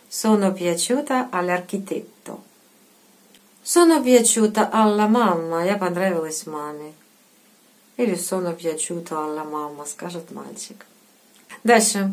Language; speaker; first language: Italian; non-native, fluent; Russian